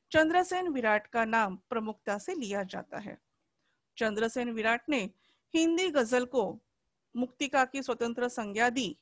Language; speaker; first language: Hindi; non-native, local second language; Marathi